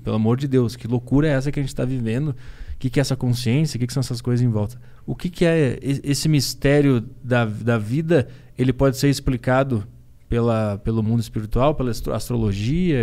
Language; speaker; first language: Portuguese; native; Portuguese